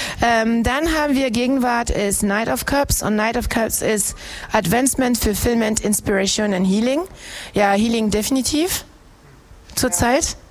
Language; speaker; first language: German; non-native, fluent; French